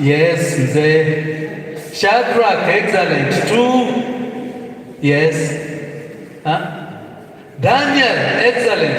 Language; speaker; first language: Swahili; non-native, local second language; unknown